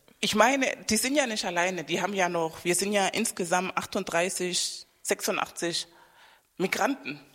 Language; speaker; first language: German; non-native, fluent; Spanish